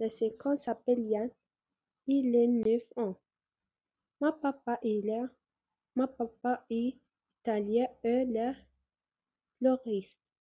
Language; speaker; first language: French; non-native, learner; Arabic